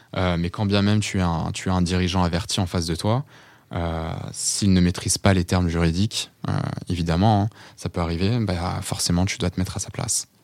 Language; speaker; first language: French; early bilingual, other home language; Portuguese